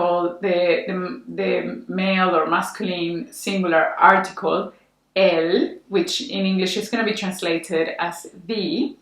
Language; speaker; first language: English; non-native, fluent; Spanish